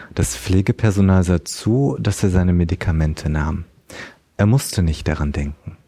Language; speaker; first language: German; native; German